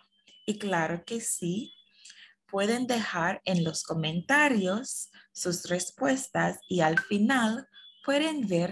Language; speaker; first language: Spanish; non-native, fluent; English